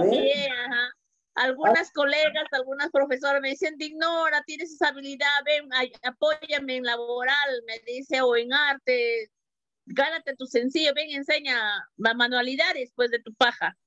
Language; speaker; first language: Spanish; native; Spanish